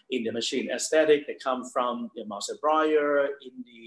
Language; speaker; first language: English; non-native, fluent; Thai